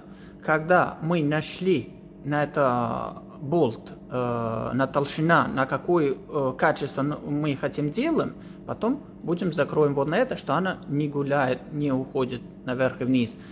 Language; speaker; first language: Russian; non-native, learner; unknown